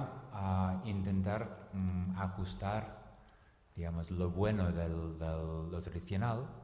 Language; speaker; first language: Spanish; non-native, local second language; Catalan